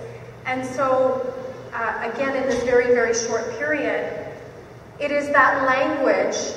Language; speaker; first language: English; native; English